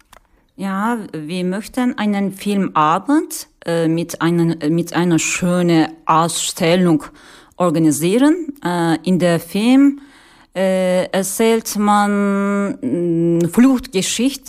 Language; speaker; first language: German; non-native, learner; Turkish